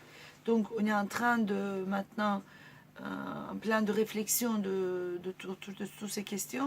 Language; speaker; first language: French; non-native, fluent; Turkish